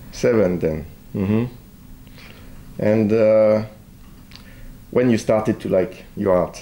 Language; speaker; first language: English; non-native, fluent; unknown